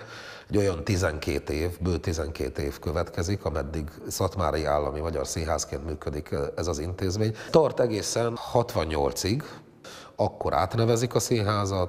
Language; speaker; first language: Hungarian; native; Hungarian